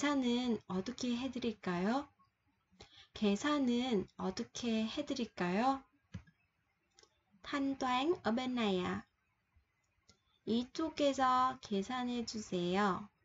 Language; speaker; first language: Korean; non-native, fluent; Vietnamese